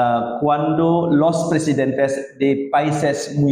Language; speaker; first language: Spanish; non-native, learner; Indonesian